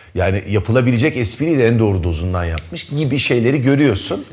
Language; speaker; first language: Turkish; native; Turkish